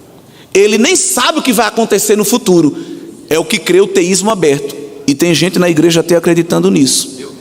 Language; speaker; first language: Portuguese; native; Portuguese